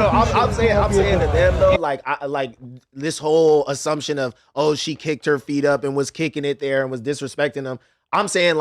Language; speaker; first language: English; native; English